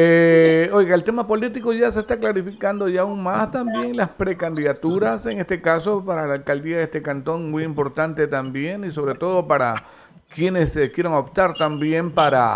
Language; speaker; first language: Spanish; native; Spanish